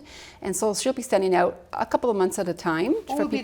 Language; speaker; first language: English; native; English